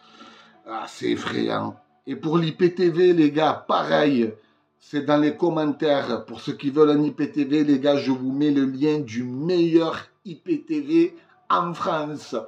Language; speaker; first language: French; native; French